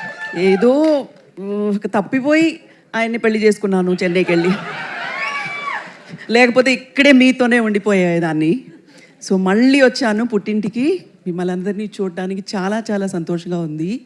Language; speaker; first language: Telugu; non-native, fluent; Tamil